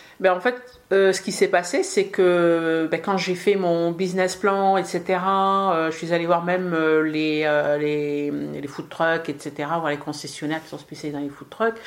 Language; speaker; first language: French; early bilingual, other home language; Arabic